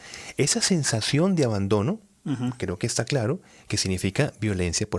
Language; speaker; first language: Spanish; native; Spanish